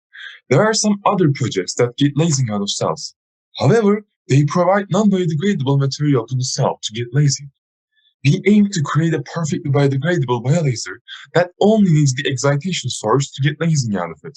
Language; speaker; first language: English; non-native, fluent; Turkish